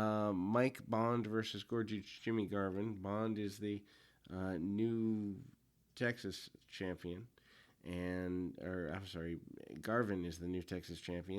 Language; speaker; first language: English; native; English